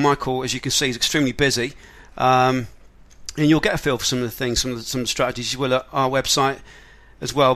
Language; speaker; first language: English; native; English